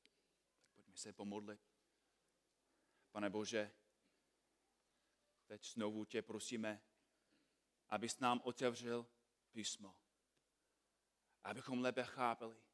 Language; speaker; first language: Czech; non-native, fluent; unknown